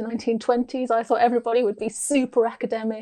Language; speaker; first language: English; native; English